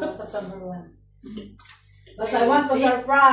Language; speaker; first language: English; non-native, learner; Filipino